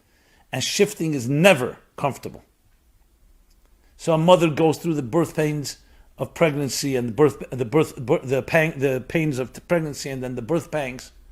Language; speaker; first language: English; native; English